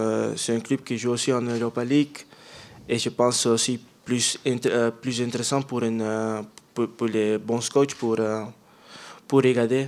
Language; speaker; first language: French; non-native, learner; Dutch